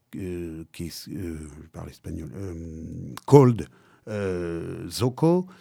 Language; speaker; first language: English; non-native, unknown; French